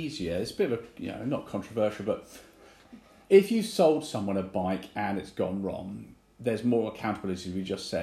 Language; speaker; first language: English; native; English